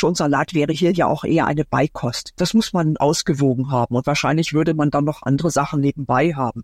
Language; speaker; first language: German; native; German